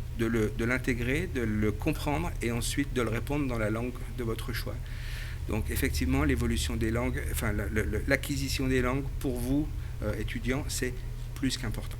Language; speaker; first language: French; native; French